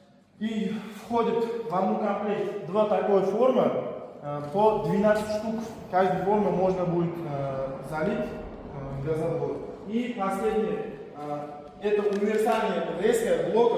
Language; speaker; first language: Russian; non-native, learner; Uzbek